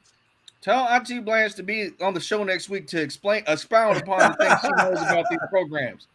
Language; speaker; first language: English; native; English